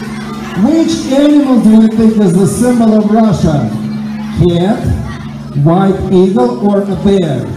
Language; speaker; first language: English; non-native, fluent; Russian